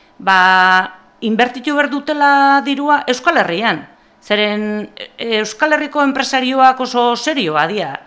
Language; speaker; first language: Basque; non-native, local second language; Spanish